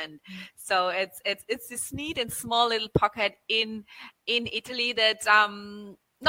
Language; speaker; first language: English; non-native, fluent; German